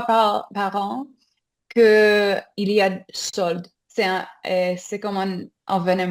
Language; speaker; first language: French; non-native, fluent; English